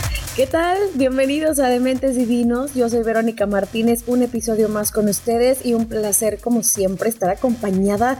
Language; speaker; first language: Spanish; native; Spanish